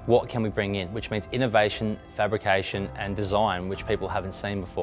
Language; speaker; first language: English; native; English